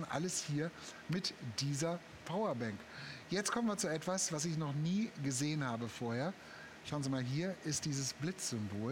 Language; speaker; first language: German; native; German